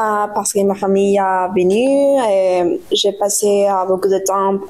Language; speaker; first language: French; non-native, learner; Spanish